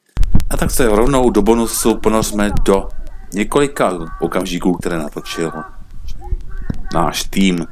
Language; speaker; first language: Czech; native; Czech